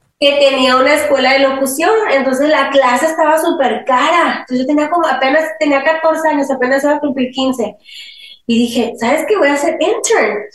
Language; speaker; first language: Spanish; early bilingual, heritage; Spanish